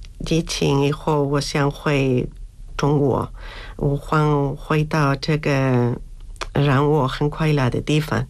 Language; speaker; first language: Chinese; non-native, learner; Spanish